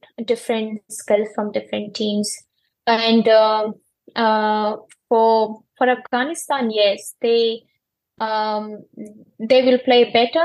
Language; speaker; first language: English; non-native, fluent; Persian